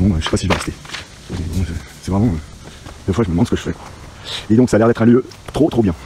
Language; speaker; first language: French; native; French